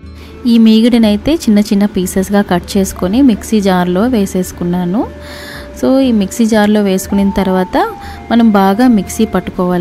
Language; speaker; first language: Telugu; native; Telugu